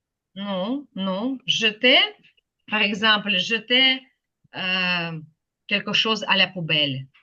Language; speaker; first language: French; non-native, fluent; Ukrainian